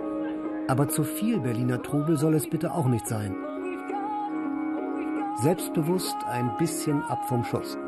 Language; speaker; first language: German; native; German